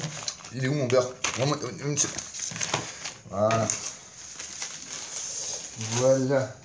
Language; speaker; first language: French; native; French